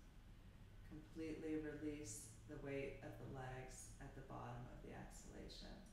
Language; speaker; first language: English; native; English